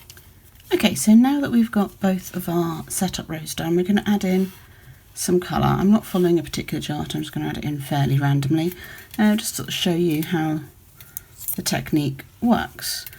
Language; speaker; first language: English; native; English